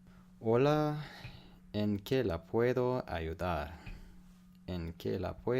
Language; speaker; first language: Spanish; non-native, learner; English